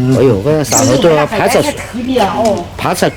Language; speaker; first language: Chinese; native; Chinese